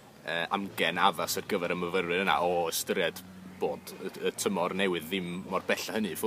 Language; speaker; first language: Welsh; native; Welsh